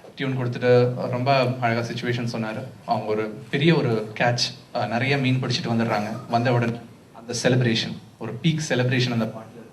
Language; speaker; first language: Tamil; native; Tamil